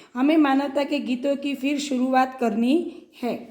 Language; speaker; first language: Hindi; non-native, local second language; Gujarati